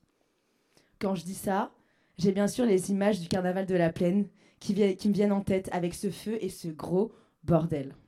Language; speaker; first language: French; native; French